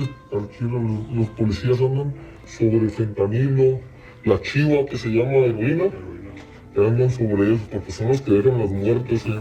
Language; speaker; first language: Spanish; native; Spanish